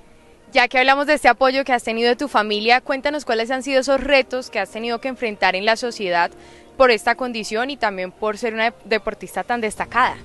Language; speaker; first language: Spanish; native; Spanish